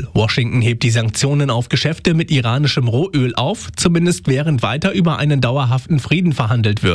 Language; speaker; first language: German; native; German